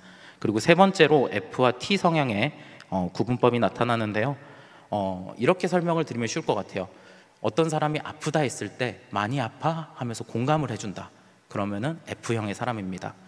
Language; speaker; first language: Korean; native; Korean